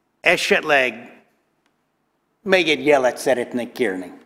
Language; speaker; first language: Hungarian; non-native, learner; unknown